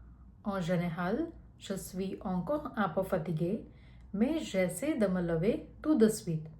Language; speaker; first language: French; non-native, learner; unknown